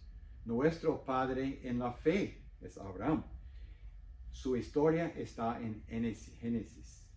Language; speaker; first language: Spanish; non-native, fluent; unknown